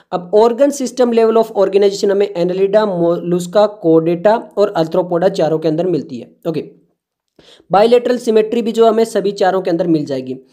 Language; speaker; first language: Hindi; native; Hindi